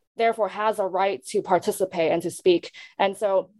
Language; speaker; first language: English; non-native, local second language; Cantonese